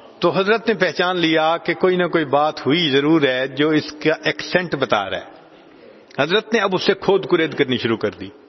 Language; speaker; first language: Urdu; non-native, local second language; Punjabi